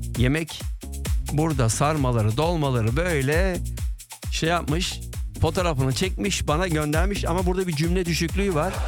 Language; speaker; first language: Turkish; early bilingual, heritage; Turkish